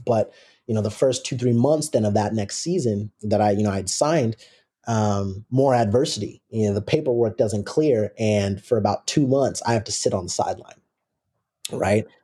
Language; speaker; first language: English; native; English